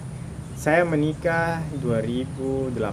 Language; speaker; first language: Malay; non-native, fluent; Arabic